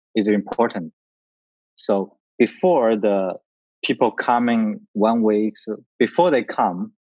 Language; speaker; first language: English; non-native, learner; Chinese